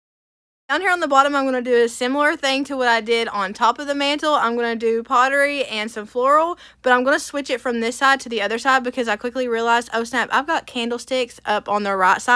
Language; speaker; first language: English; native; English